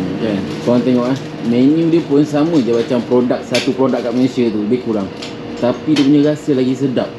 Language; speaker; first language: Malay; native; Malay